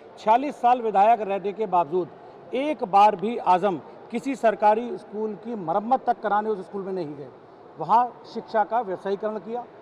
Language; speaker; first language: Hindi; native; Hindi